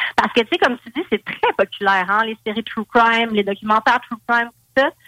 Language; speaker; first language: French; native; French